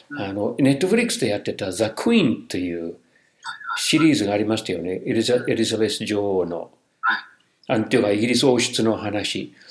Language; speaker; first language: Japanese; non-native, fluent; English